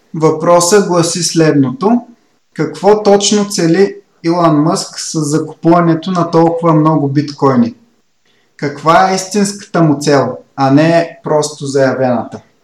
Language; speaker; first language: Bulgarian; native; Bulgarian